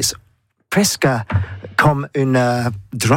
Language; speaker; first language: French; non-native, learner; English